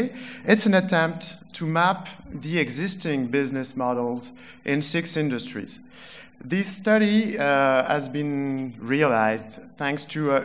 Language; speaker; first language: English; non-native, fluent; French